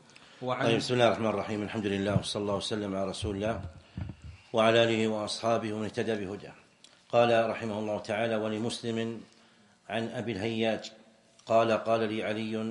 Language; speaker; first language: Arabic; native; Arabic